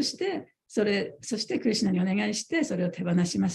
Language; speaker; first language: Japanese; native; Japanese